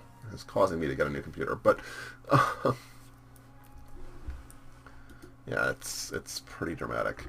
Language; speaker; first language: English; native; English